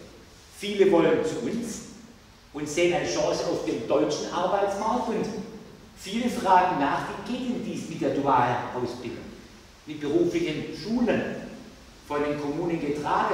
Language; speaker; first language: German; native; German